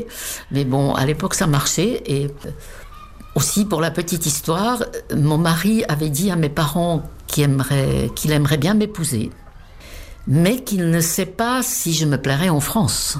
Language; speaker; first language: French; non-native, fluent; Czech